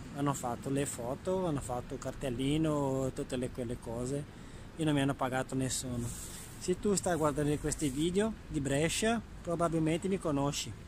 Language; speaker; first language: Italian; non-native, learner; Portuguese